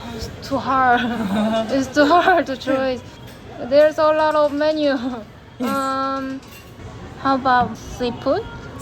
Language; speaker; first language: English; non-native, learner; Korean